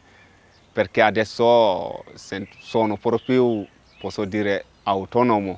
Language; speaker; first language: Italian; non-native, learner; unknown